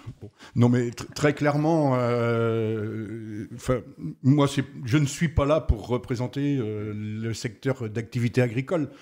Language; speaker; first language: French; native; French